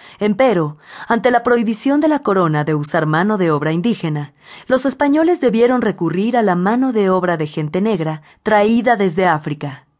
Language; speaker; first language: Spanish; native; Spanish